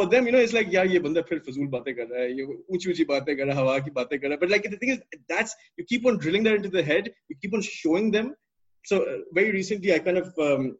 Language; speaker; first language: English; non-native, local second language; Urdu